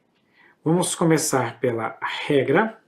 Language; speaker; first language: Portuguese; native; Portuguese